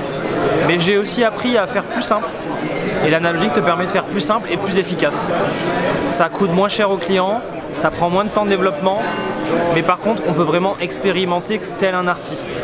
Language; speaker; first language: French; native; French